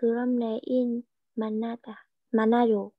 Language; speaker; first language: Korean; non-native, learner; Vietnamese